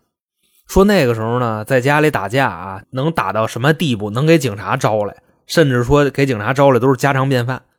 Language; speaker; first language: Chinese; native; Chinese